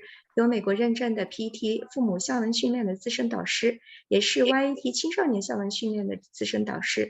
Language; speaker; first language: Chinese; native; Chinese